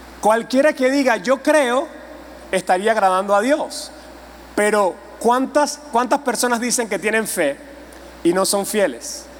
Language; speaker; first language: Spanish; native; Spanish